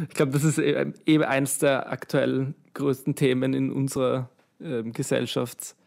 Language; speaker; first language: German; native; German